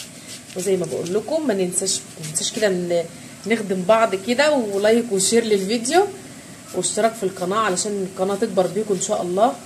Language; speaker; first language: Arabic; native; Arabic